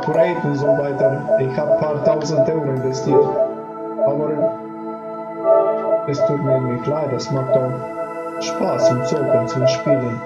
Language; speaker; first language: German; non-native, fluent; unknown